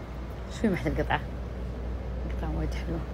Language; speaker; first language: Arabic; native; Arabic